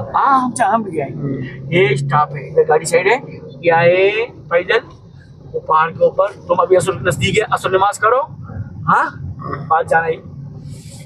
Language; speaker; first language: Hindi; non-native, learner; Baluchi